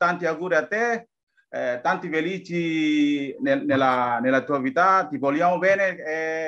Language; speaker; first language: Italian; non-native, learner; Indonesian